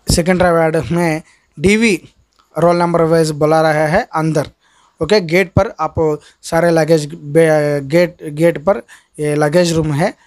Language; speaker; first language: Hindi; non-native, local second language; Telugu